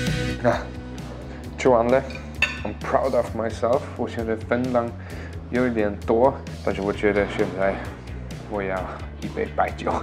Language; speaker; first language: Chinese; non-native, fluent; German